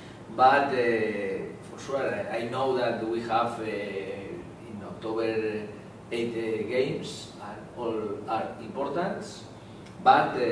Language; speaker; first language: English; non-native, learner; Spanish